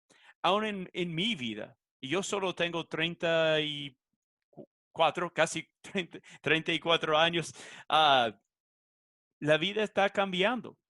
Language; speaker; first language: Spanish; non-native, fluent; English